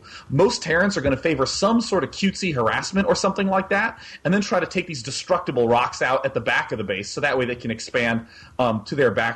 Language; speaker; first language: English; native; English